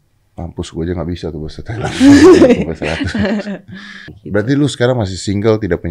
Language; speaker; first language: Indonesian; native; Indonesian